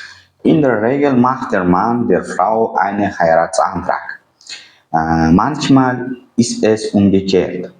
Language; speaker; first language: German; non-native, fluent; Uzbek